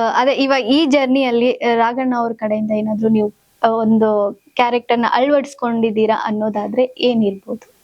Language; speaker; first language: Kannada; native; Kannada